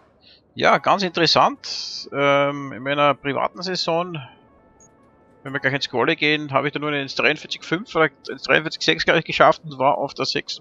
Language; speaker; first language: German; native; German